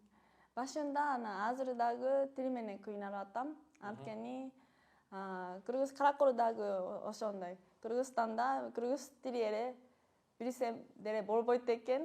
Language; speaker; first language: Kyrgyz; non-native, fluent; Japanese